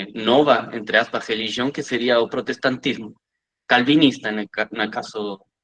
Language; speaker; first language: Portuguese; non-native, fluent; Spanish